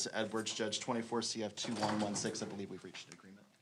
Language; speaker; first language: English; native; English